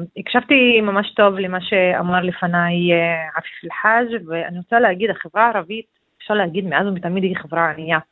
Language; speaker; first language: Hebrew; non-native, local second language; Arabic